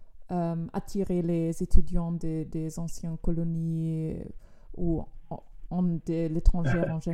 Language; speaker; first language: French; non-native, fluent; German